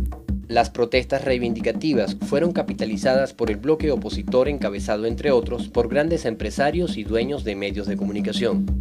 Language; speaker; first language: Spanish; native; Spanish